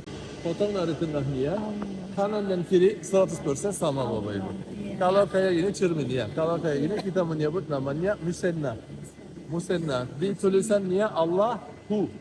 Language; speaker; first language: Indonesian; non-native, fluent; Turkish